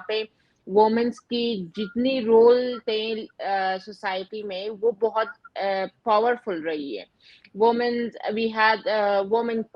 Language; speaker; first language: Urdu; non-native, fluent; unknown